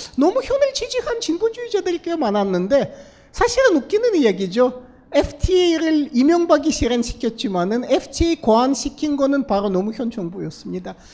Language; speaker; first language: Korean; non-native, fluent; Russian